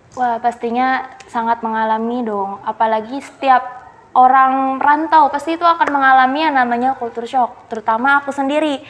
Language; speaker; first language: Indonesian; native; Indonesian